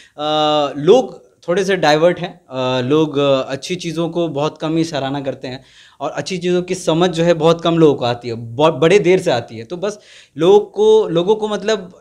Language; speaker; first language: Hindi; native; Hindi